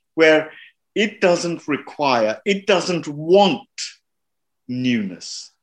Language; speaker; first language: English; non-native, local second language; Hindi